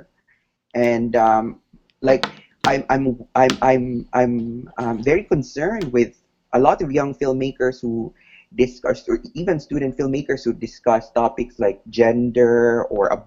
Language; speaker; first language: English; non-native, local second language; Cebuano